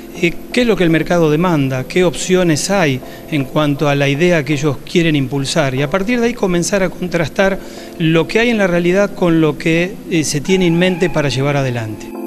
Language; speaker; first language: Spanish; native; Spanish